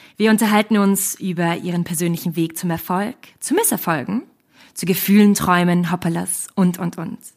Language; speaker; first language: German; native; German